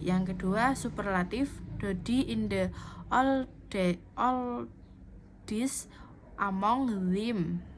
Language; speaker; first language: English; non-native, learner; Indonesian